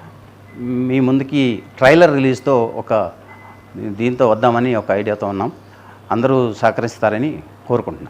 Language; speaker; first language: Telugu; native; Telugu